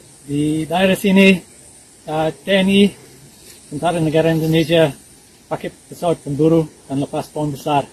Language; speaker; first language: Indonesian; non-native, learner; English